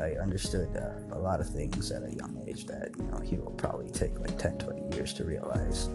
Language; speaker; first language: English; non-native, local second language; Nepali